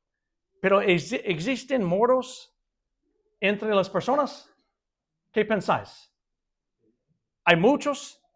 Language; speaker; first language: Spanish; non-native, fluent; English